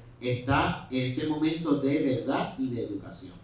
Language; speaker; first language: Spanish; native; Spanish